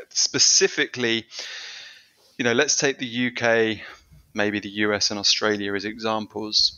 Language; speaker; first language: English; native; English